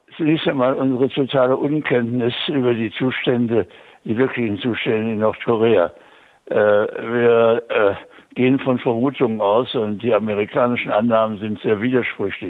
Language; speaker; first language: German; native; German